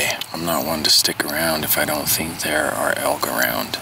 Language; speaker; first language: English; native; English